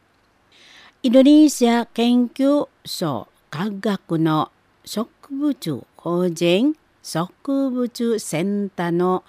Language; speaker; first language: Japanese; non-native, fluent; Indonesian